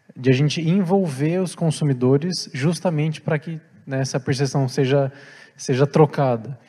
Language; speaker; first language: Portuguese; native; Portuguese